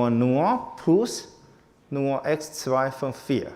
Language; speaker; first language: German; non-native, learner; Chinese